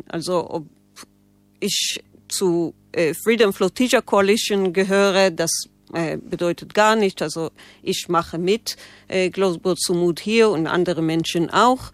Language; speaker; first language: German; non-native, learner; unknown